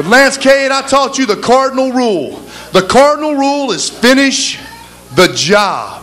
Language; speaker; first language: English; native; English